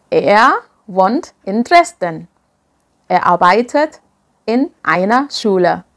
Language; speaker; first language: German; non-native, fluent; Indonesian